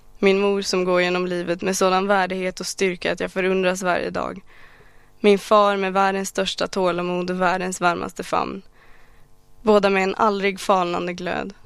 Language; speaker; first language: Swedish; early bilingual, other home language; Arabic